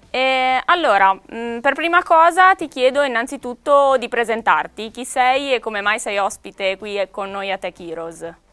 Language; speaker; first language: Italian; native; Italian